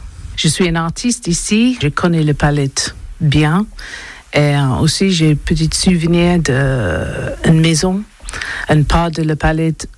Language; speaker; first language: French; non-native, learner; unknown